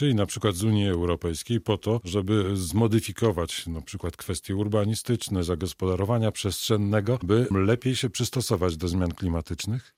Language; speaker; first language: Polish; native; Polish